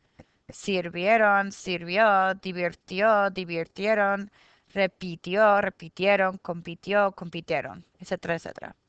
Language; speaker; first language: Spanish; non-native, fluent; English